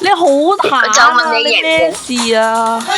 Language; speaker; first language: Chinese; early bilingual, heritage; Cantonese